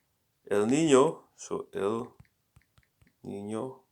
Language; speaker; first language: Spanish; non-native, learner; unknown